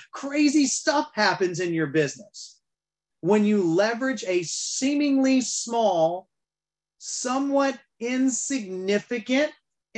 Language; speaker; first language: English; native; English